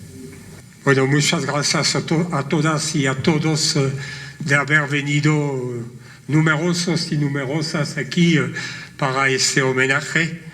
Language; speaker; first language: Spanish; non-native, fluent; French